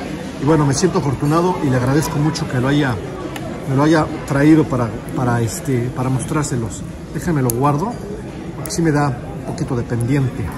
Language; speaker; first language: Spanish; native; Spanish